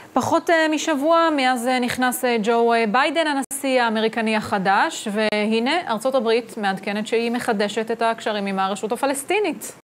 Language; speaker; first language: Hebrew; native; Hebrew